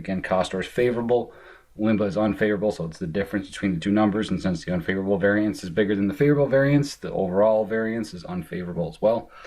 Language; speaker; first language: English; native; English